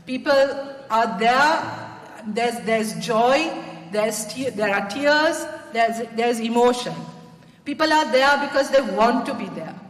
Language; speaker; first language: English; non-native, local second language; Sinhala